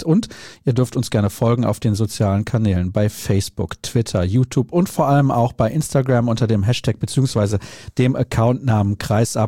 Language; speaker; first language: German; native; German